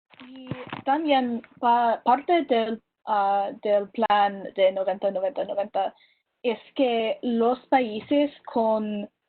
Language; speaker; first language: Spanish; non-native, learner; English